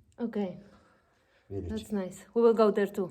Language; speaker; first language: English; non-native, fluent; Polish